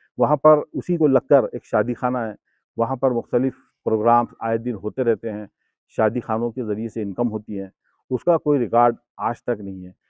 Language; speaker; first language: Hindi; non-native, local second language; Urdu